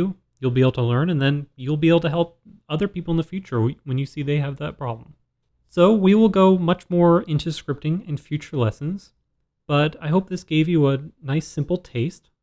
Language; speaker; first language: English; native; English